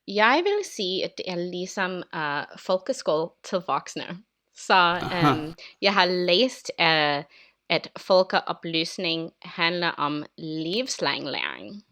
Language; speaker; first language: Danish; non-native, learner; English